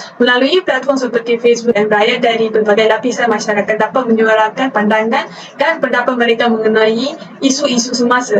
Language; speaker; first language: Malay; non-native, local second language; Tamil